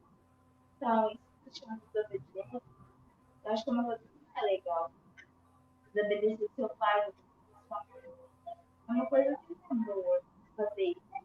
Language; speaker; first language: Portuguese; early bilingual, other home language; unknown